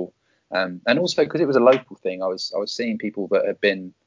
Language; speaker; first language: English; native; English